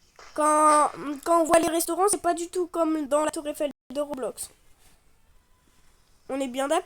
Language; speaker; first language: French; native; French